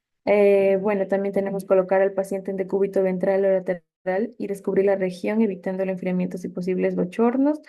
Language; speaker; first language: Spanish; native; Spanish